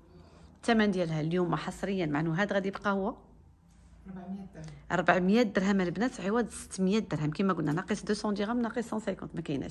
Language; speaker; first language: Arabic; native; Arabic